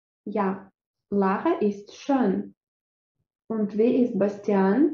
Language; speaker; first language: German; non-native, fluent; Russian